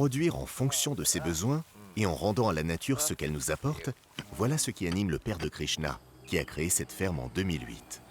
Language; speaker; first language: French; native; French